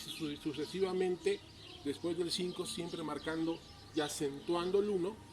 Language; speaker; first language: Spanish; native; Spanish